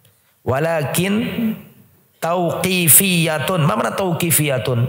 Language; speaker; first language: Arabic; non-native, fluent; Indonesian